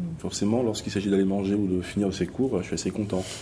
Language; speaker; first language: French; native; French